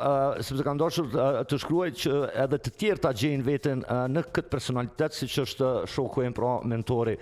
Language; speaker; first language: Albanian; native; Albanian